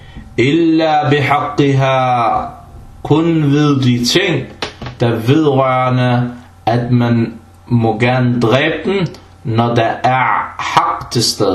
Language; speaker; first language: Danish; early bilingual, other home language; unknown